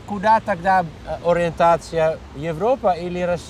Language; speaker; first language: Russian; non-native, fluent; Dutch